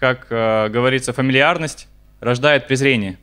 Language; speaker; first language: Russian; native; Russian